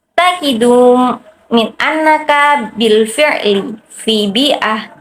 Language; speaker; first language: Arabic; non-native, learner; Indonesian